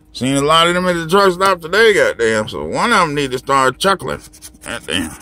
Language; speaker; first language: English; native; English